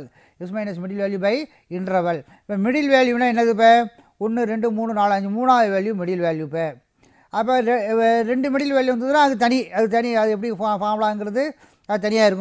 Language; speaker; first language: Tamil; native; Tamil